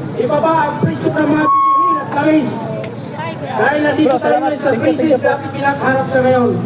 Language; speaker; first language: Filipino; native; Filipino